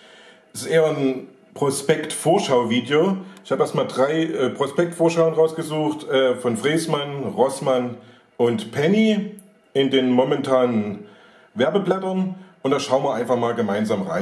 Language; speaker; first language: German; native; German